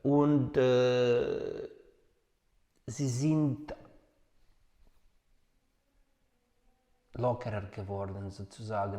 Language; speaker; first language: German; non-native, fluent; Ukrainian